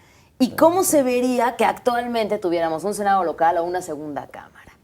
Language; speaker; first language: Spanish; native; Spanish